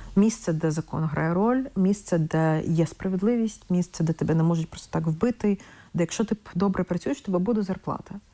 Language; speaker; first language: Ukrainian; non-native, local second language; Russian